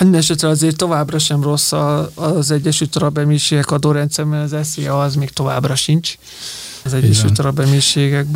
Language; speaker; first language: Hungarian; native; Hungarian